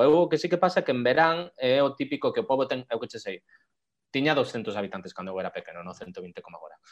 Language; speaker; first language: Galician; non-native, local second language; Spanish